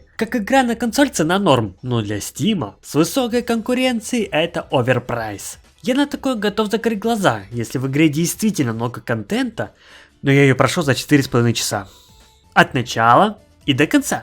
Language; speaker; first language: Russian; native; Russian